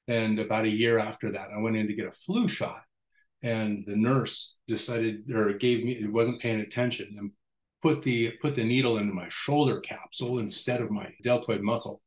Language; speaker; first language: English; native; English